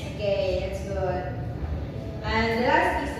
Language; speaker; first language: English; non-native, fluent; Indonesian